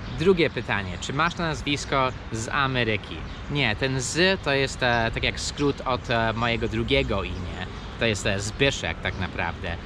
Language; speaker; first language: Polish; early bilingual, heritage; Polish